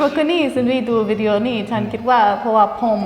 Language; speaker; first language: Thai; non-native, fluent; English